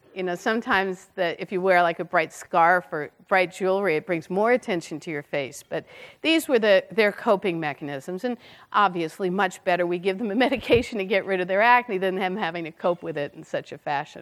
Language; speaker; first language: English; native; English